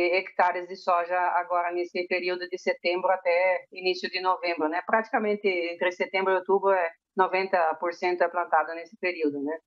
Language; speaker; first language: Portuguese; early bilingual, heritage; Spanish